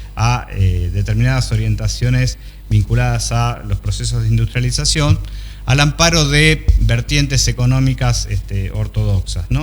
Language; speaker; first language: Spanish; native; Spanish